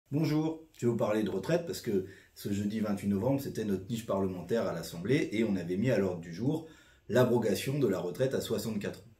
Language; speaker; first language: French; native; French